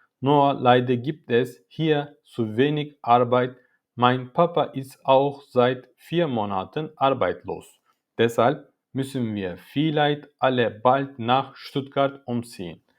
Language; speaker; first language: German; non-native, learner; Turkish